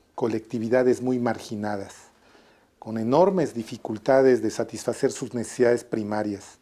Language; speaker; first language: Spanish; native; Spanish